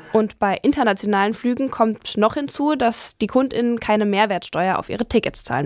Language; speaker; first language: German; native; German